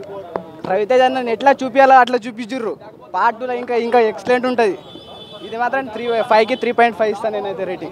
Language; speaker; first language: Telugu; native; Telugu